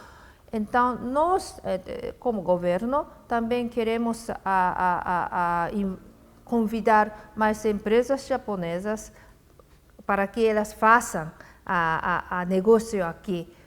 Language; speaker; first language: Portuguese; non-native, fluent; Japanese